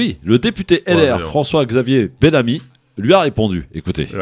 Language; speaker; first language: French; native; French